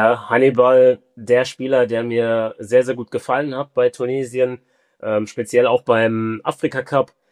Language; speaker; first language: German; early bilingual, other home language; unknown